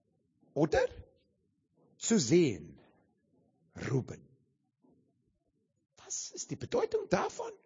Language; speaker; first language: German; non-native, learner; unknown